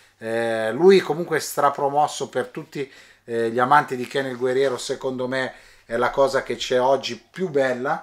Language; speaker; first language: Italian; native; Italian